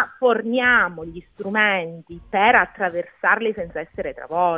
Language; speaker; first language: Italian; native; Italian